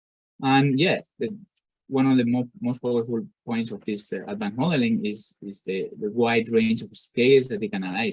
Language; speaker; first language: English; non-native, fluent; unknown